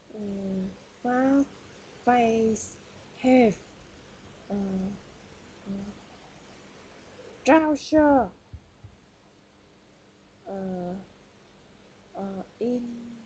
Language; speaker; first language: English; non-native, learner; Vietnamese